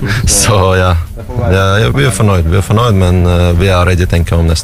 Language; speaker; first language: Norwegian; non-native, learner; Russian